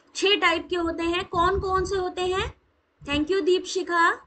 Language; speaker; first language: Hindi; native; Hindi